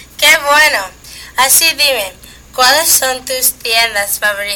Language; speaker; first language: Spanish; non-native, learner; English